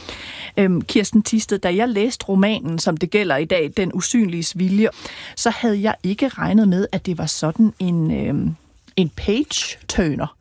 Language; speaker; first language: Danish; native; Danish